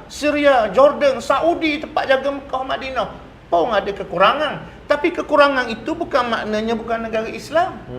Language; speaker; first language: Malay; native; Malay